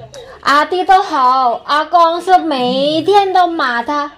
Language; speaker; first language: Chinese; non-native, learner; Javanese